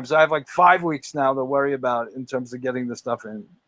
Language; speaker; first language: English; native; English